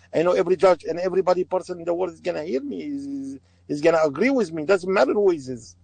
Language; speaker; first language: English; non-native, learner; Arabic